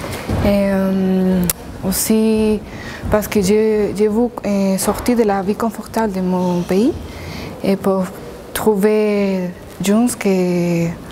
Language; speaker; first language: French; non-native, learner; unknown